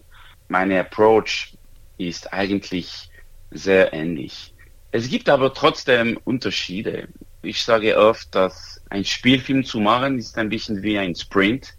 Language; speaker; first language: German; non-native, local second language; French